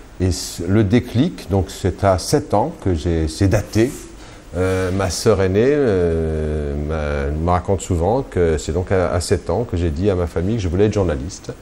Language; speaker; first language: French; early bilingual, other home language; Kabyle